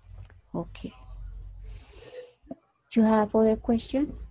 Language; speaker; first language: English; non-native, fluent; Spanish